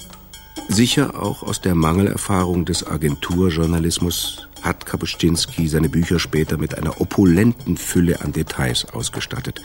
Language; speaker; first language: German; native; German